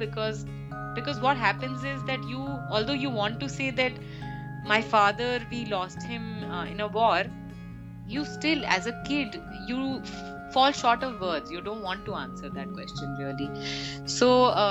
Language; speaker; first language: English; non-native, local second language; Hindi